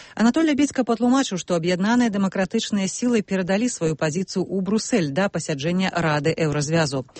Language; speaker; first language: Belarusian; native; Belarusian